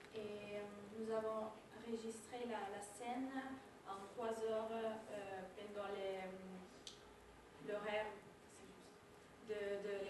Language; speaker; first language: French; non-native, learner; Italian